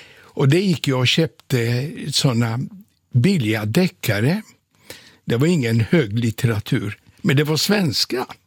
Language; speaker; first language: Swedish; non-native, fluent; Polish